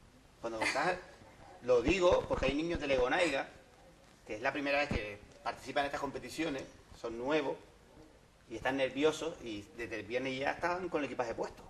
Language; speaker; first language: Spanish; native; Spanish